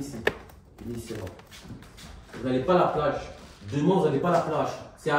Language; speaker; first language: French; native; French